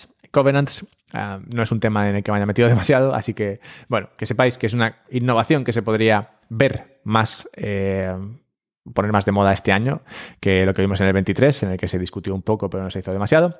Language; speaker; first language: Spanish; native; Spanish